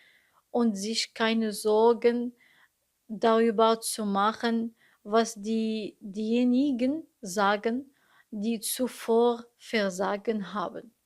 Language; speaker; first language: German; non-native, learner; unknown